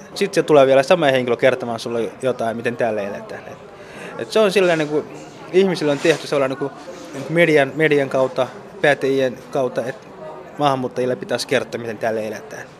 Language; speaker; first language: Finnish; early bilingual, other home language; Somali